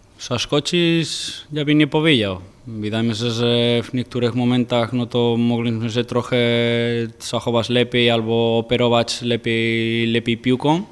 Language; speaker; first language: Polish; non-native, fluent; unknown